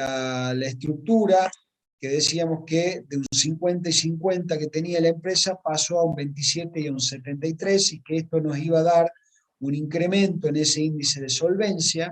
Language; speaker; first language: Spanish; native; Spanish